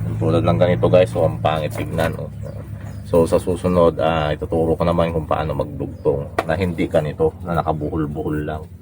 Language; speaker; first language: Filipino; non-native, local second language; Iloko